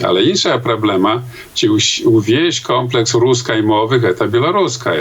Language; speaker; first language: Polish; non-native, local second language; Belarusian